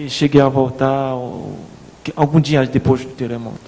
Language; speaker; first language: Portuguese; non-native, fluent; Haitian Creole